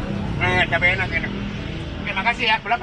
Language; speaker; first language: Indonesian; non-native, learner; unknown